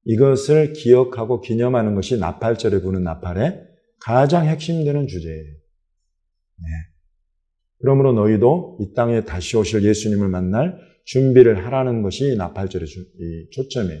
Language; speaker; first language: Korean; native; Korean